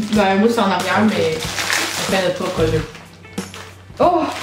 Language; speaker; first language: French; native; French